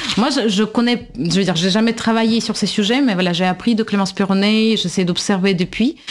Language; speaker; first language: French; non-native, fluent; Russian